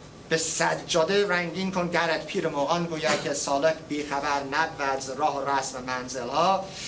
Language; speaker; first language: Persian; non-native, fluent; English